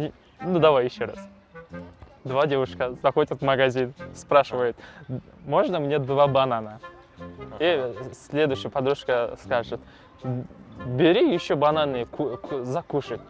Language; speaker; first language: Russian; non-native, local second language; Kazakh